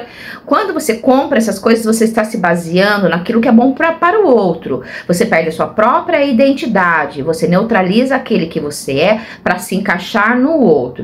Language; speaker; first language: Portuguese; native; Portuguese